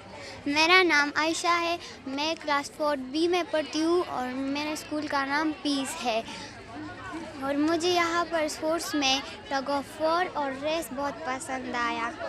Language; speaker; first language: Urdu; non-native, local second language; Pashto